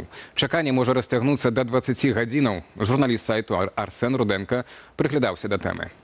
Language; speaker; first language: Belarusian; native; Belarusian